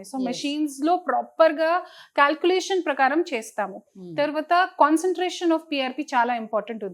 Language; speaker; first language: Telugu; non-native, fluent; Hindi